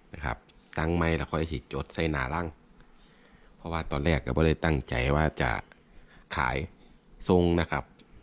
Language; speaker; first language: Thai; native; Thai